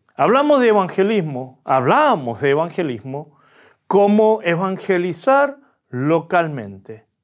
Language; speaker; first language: Spanish; early bilingual, other home language; Korean